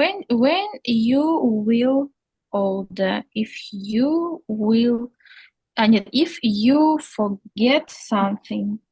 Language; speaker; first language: English; non-native, learner; Russian